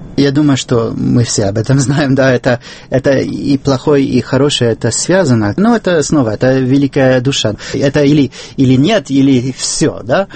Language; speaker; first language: Russian; non-native, fluent; English